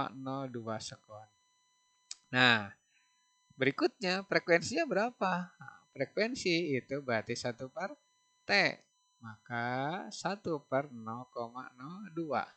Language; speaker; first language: Indonesian; native; Indonesian